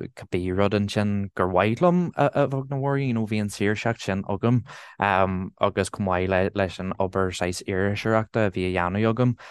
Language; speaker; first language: Irish; non-native, local second language; English